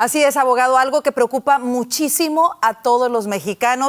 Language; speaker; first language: Spanish; native; Spanish